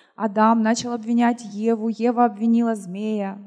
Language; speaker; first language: Russian; native; Russian